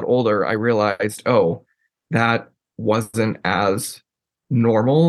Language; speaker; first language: English; native; English